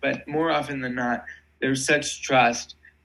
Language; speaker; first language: English; native; English